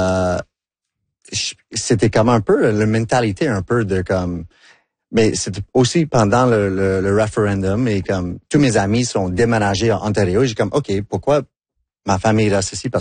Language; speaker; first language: French; non-native, local second language; English